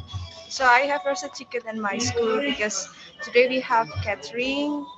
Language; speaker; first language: English; non-native, fluent; Indonesian